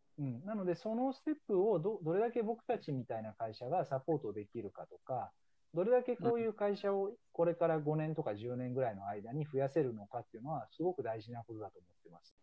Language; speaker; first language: Japanese; native; Japanese